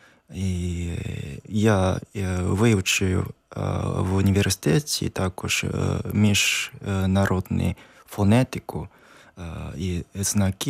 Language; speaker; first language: Ukrainian; non-native, learner; Japanese